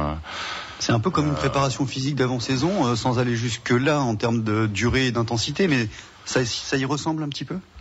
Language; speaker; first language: French; native; French